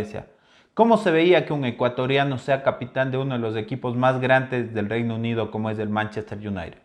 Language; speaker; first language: Spanish; native; Spanish